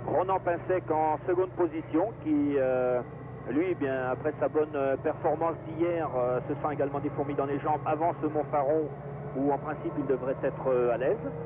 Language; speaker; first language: French; native; French